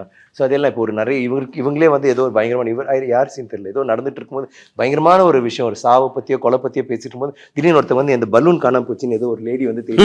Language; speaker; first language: Tamil; native; Tamil